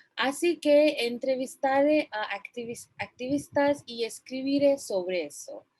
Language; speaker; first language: Spanish; non-native, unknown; Bangla